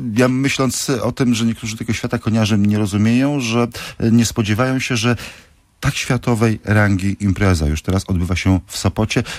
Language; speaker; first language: Polish; native; Polish